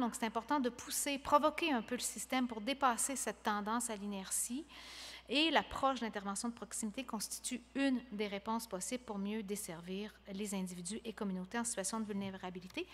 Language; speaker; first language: French; native; French